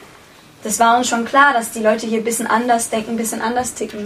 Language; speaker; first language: German; early bilingual, other home language; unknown